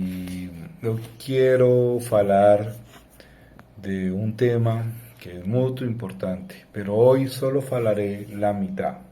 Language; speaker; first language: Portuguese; non-native, learner; Spanish